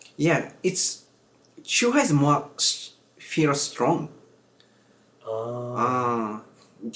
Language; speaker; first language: English; non-native, learner; Japanese